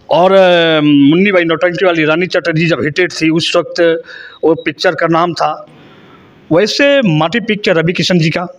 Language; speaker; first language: Hindi; non-native, local second language; Bhojpuri